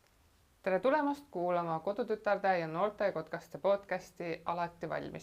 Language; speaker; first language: Estonian; native; Estonian